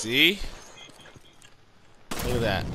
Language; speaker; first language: English; native; English